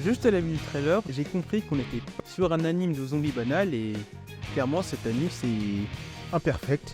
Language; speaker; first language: French; native; French